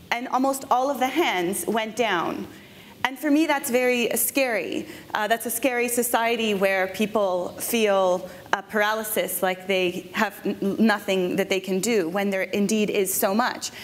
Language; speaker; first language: English; native; English